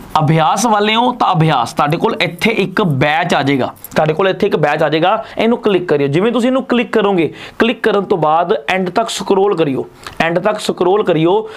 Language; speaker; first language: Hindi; non-native, local second language; Punjabi